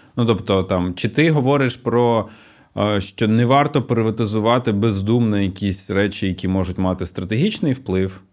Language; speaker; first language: Ukrainian; native; Ukrainian